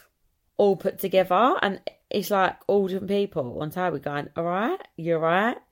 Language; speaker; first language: English; native; English